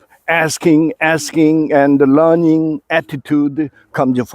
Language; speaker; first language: English; non-native, fluent; Korean